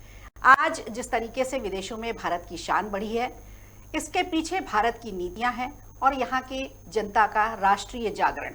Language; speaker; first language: Hindi; native; Hindi